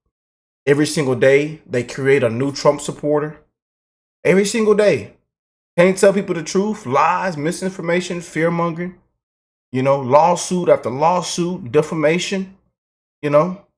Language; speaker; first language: English; native; English